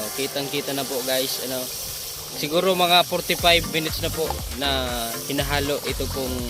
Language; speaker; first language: Filipino; non-native, local second language; Bikol